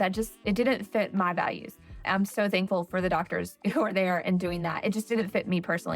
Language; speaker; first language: English; native; English